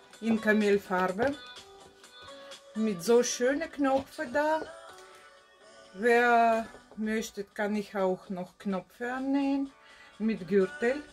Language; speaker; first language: German; non-native, fluent; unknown